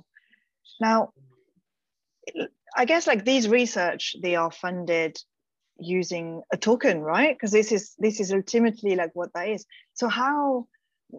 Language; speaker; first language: English; non-native, fluent; French